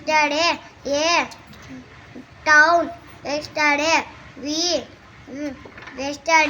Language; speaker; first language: English; non-native, learner; Telugu